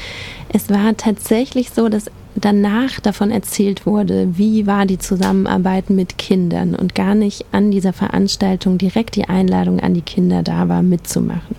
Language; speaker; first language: German; native; German